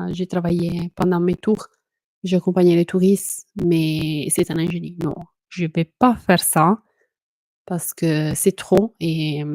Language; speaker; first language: French; non-native, fluent; Italian